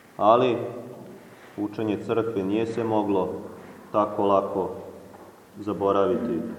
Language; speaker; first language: Serbian; native; Serbian